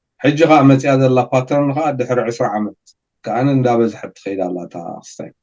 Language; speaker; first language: Tigrinya; native; Tigrinya